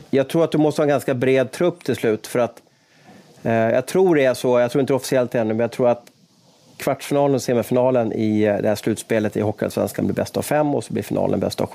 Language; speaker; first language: Swedish; native; Swedish